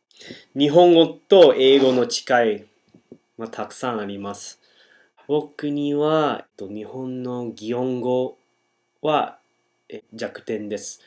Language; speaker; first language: Japanese; non-native, learner; English